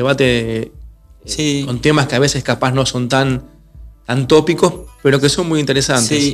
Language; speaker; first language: Spanish; native; Spanish